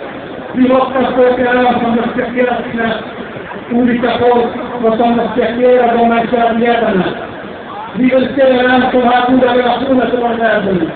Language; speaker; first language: Swedish; non-native, fluent; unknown